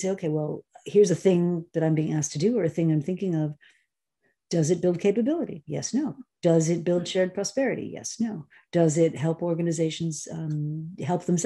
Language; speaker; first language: English; native; English